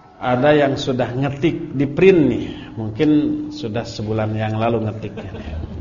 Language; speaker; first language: Indonesian; non-native, local second language; Sundanese